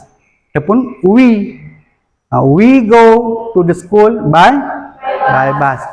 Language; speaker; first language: English; non-native, learner; Indonesian